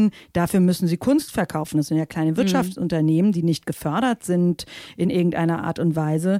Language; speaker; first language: German; native; German